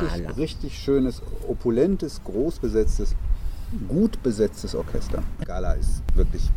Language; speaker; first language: German; native; German